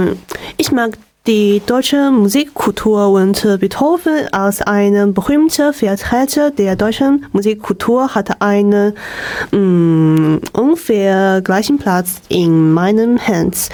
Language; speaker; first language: German; non-native, learner; Chinese